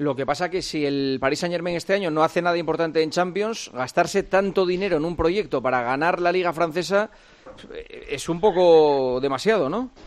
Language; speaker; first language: Spanish; native; Spanish